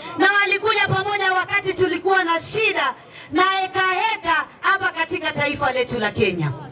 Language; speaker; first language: Swahili; non-native, local second language; Gusii